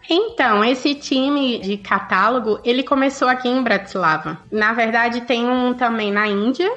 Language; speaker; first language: Portuguese; native; Portuguese